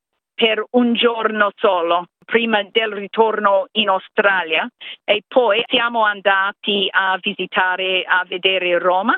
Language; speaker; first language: Italian; non-native, fluent; English